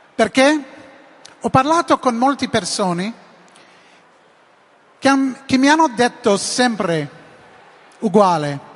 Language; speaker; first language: Italian; non-native, learner; English